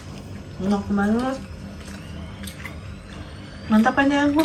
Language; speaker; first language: Indonesian; native; Indonesian